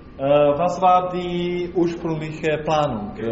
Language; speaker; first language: German; non-native, learner; Slovak